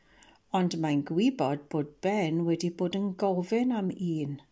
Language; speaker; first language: Welsh; non-native, local second language; English